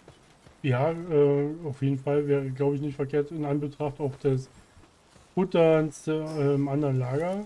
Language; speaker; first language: German; native; German